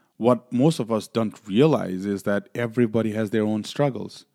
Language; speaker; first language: English; non-native, local second language; Nepali